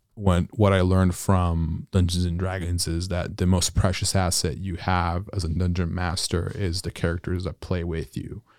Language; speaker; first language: English; non-native, fluent; Italian